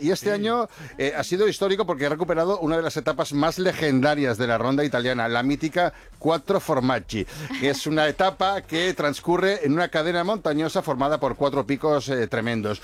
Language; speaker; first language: Spanish; native; Spanish